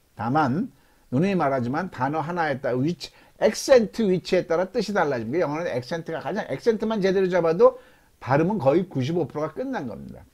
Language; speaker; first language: Korean; native; Korean